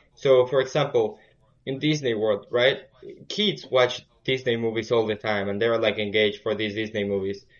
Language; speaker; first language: English; early bilingual, other home language; Spanish